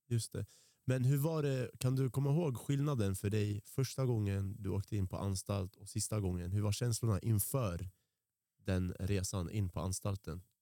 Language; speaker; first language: Swedish; early bilingual, other home language; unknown